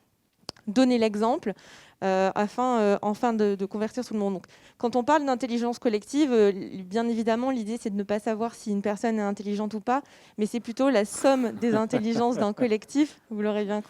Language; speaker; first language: French; native; French